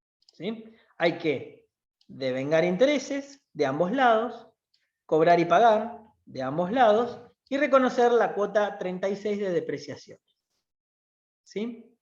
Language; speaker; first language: Spanish; native; Spanish